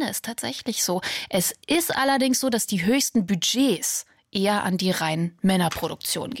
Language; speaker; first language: German; native; German